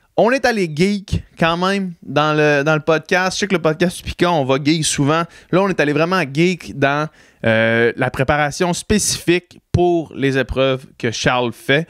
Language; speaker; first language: French; native; French